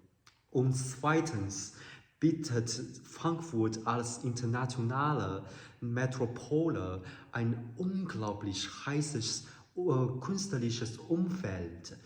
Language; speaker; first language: German; non-native, learner; Chinese